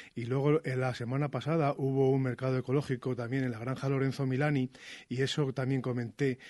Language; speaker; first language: Spanish; native; Spanish